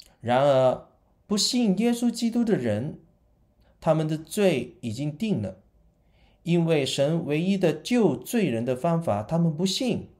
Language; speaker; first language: Chinese; non-native, local second language; Cantonese